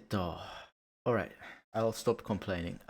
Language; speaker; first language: English; non-native, learner; Japanese